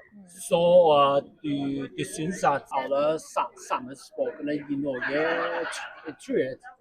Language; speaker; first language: Norwegian; non-native, learner; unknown